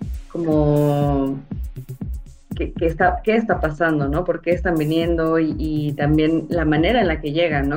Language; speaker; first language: Spanish; native; Spanish